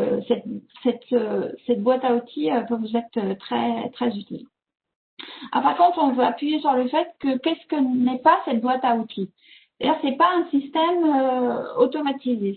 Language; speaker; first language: French; native; French